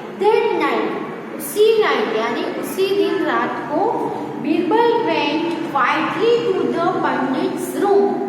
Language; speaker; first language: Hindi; non-native, local second language; Gujarati